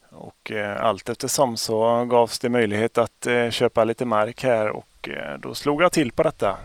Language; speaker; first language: Swedish; native; Swedish